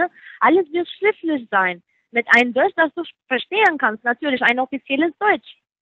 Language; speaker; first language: German; non-native, learner; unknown